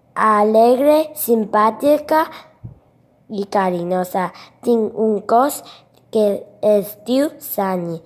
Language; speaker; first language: Catalan; early bilingual, other home language; Chinese